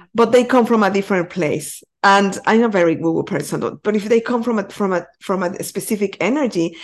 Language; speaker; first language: English; non-native, fluent; Spanish